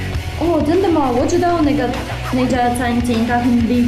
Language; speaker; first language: Chinese; non-native, fluent; Russian